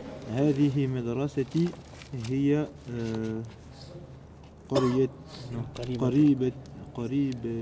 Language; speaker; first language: Arabic; non-native, learner; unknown